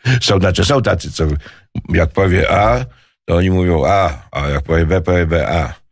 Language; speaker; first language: Polish; native; Polish